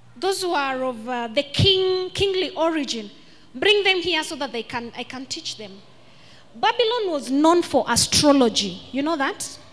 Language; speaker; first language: English; non-native, local second language; Swahili